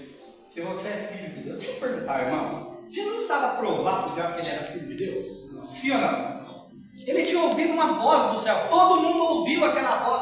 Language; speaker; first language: Portuguese; native; Portuguese